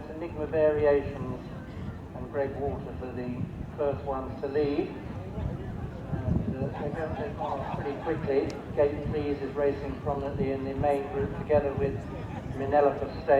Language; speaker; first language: English; native; English